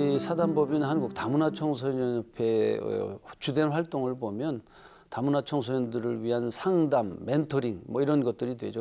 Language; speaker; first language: Korean; native; Korean